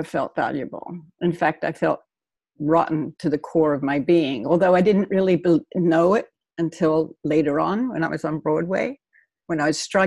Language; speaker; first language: English; native; English